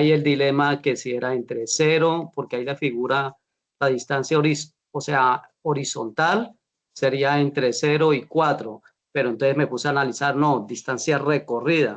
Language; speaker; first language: Spanish; native; Spanish